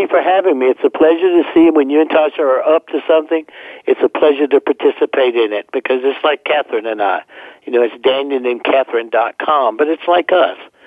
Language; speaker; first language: English; native; English